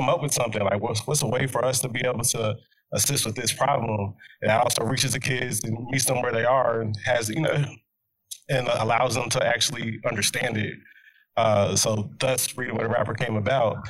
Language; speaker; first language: English; native; English